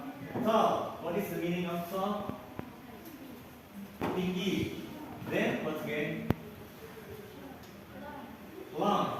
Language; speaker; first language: English; non-native, learner; Indonesian